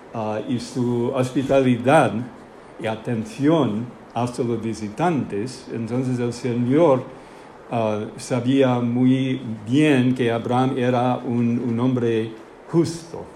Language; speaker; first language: Spanish; non-native, fluent; English